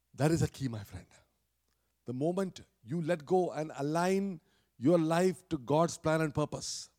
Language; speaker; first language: English; non-native, local second language; Malayalam